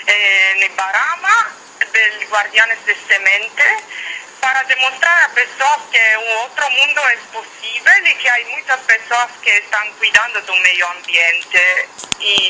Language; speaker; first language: Spanish; non-native, learner; Italian